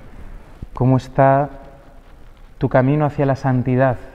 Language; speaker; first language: Spanish; native; Spanish